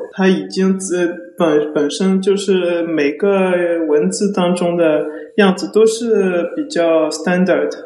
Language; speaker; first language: Chinese; early bilingual, heritage; Chinese